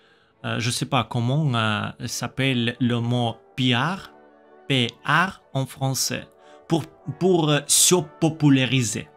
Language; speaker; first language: French; non-native, learner; Russian